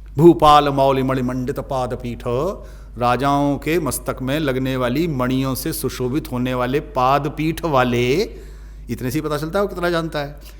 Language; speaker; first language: Hindi; native; Hindi